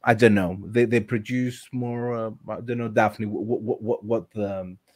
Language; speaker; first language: English; non-native, fluent; Greek